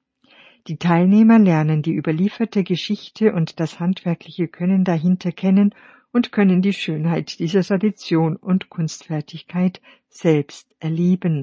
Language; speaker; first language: German; native; German